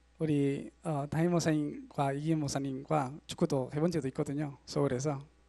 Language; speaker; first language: Korean; non-native, learner; Spanish